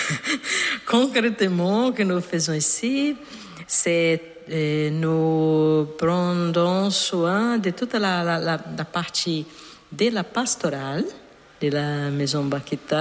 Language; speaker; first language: French; non-native, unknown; Portuguese